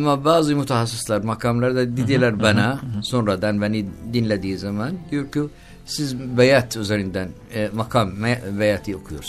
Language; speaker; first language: Turkish; non-native, learner; Arabic